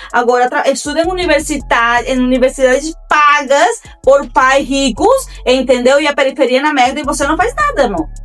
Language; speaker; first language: Portuguese; non-native, fluent; Spanish